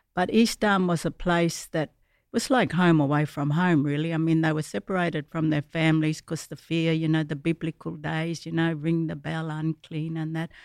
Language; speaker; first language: English; native; English